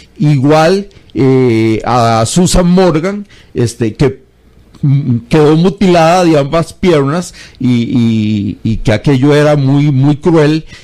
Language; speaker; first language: Spanish; native; Spanish